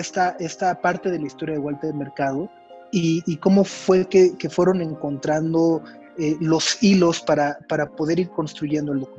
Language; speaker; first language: Spanish; native; Spanish